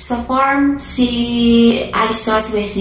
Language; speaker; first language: Filipino; non-native, learner; Chinese